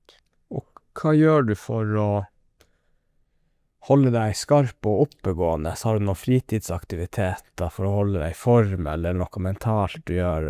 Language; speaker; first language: Norwegian; native; Norwegian